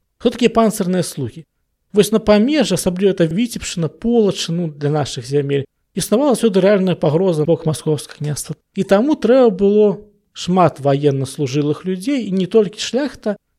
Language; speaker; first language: Belarusian; non-native, local second language; Russian